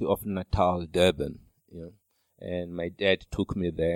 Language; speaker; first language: English; non-native, local second language; Xhosa